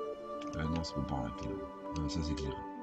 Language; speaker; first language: French; native; French